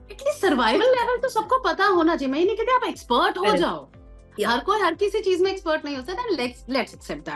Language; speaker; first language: Hindi; native; Hindi